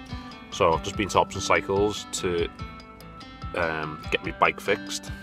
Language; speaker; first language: English; native; English